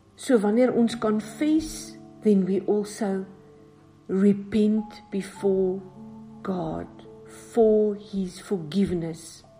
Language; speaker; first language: English; non-native, local second language; Afrikaans